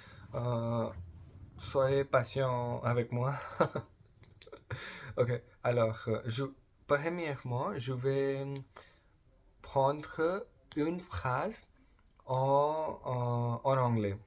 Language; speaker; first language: French; non-native, learner; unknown